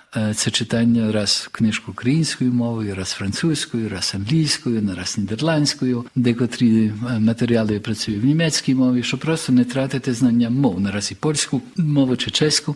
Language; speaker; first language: Ukrainian; early bilingual, heritage; Ukrainian